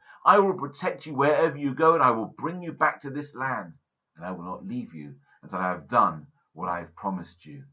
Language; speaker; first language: English; native; English